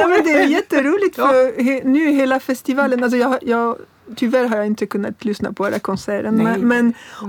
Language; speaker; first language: Swedish; non-native, fluent; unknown